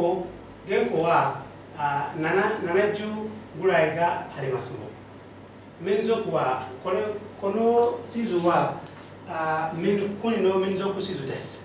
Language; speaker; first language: Japanese; non-native, learner; Mossi